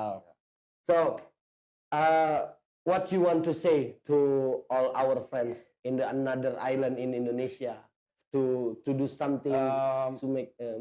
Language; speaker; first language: English; non-native, learner; Indonesian